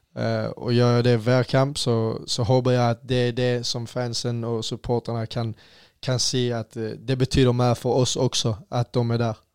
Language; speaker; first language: Swedish; native; Swedish